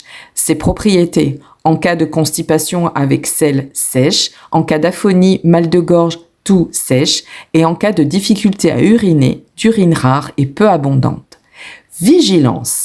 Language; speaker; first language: French; native; French